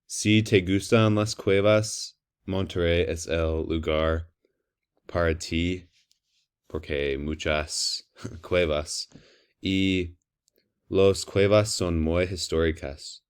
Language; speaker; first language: Spanish; non-native, learner; English